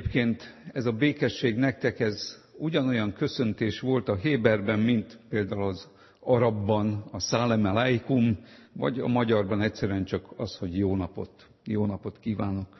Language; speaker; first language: Hungarian; native; Hungarian